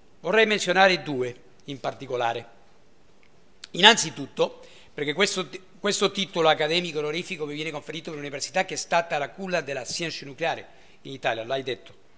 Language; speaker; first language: Italian; early bilingual, heritage; Italian